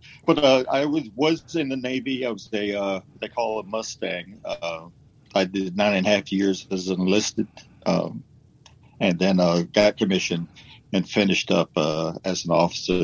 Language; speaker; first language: English; native; English